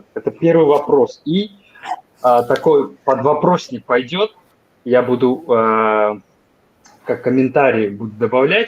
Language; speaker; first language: Russian; non-native, local second language; Tajik